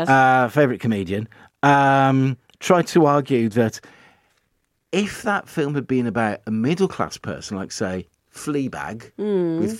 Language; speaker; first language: English; native; English